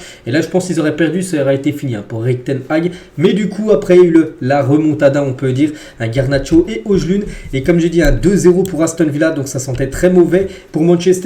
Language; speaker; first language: French; native; French